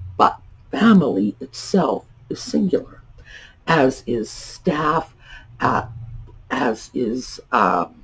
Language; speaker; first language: English; native; English